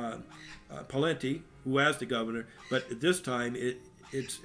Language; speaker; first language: English; native; English